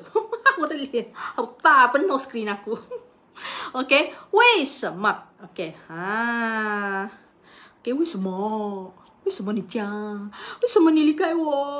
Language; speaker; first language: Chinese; non-native, local second language; Malay